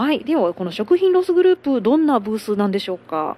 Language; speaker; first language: Japanese; native; Japanese